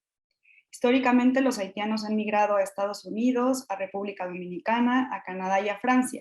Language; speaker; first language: Spanish; native; Spanish